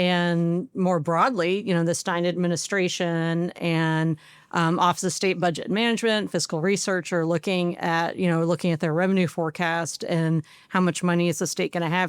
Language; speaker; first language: English; native; English